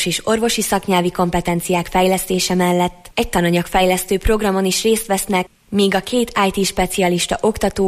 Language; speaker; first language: Hungarian; native; Hungarian